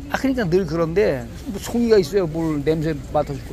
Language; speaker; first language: Korean; native; Korean